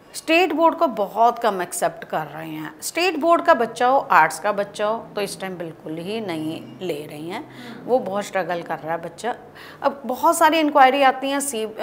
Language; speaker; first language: Hindi; native; Hindi